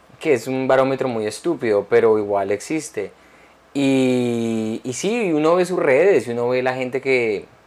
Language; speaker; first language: Spanish; early bilingual, heritage; Spanish